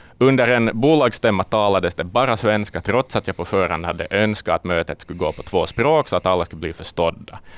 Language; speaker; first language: Swedish; native; Swedish